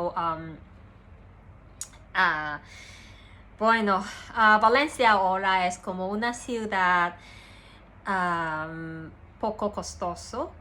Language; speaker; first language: Spanish; non-native, learner; Cantonese